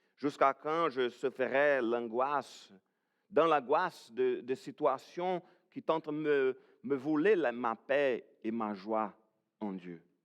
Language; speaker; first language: French; non-native, fluent; Portuguese